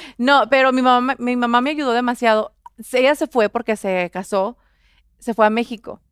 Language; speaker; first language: Spanish; early bilingual, heritage; Spanish